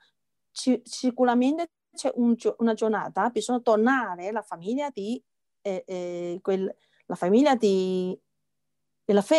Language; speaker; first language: Italian; non-native, learner; Chinese